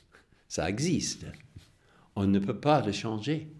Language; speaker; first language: French; non-native, fluent; English